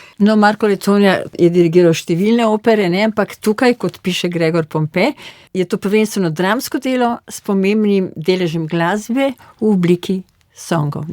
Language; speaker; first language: Slovenian; native; Slovenian